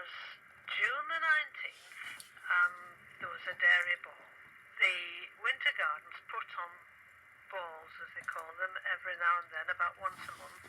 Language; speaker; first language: English; native; English